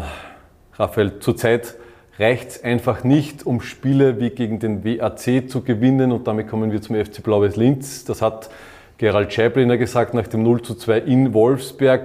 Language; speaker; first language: German; native; German